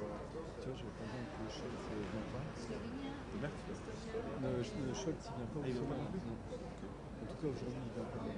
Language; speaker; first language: French; native; French